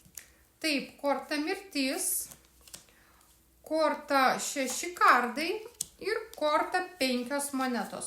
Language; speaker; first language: Lithuanian; native; Lithuanian